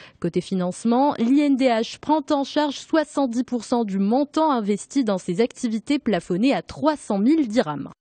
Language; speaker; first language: French; non-native, local second language; Arabic